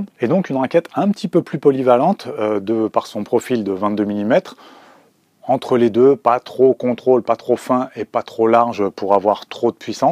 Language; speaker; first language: French; native; French